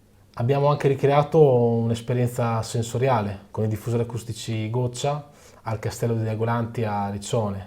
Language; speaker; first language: Italian; native; Italian